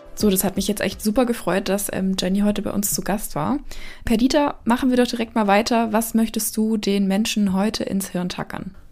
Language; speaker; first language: German; native; German